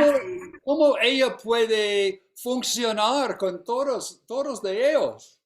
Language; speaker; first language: Spanish; non-native, fluent; English